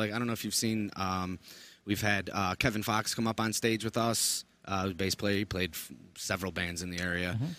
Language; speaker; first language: English; native; English